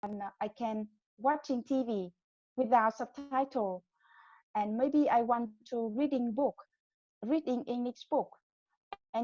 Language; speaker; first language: English; non-native, learner; Vietnamese